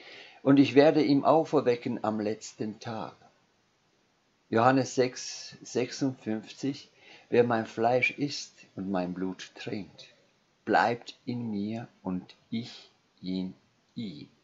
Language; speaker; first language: German; non-native, fluent; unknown